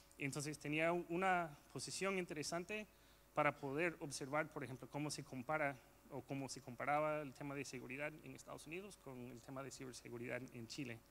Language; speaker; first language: Spanish; non-native, fluent; English